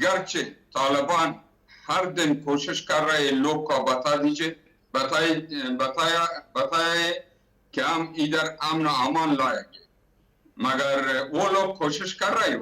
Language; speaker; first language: Hindi; non-native, learner; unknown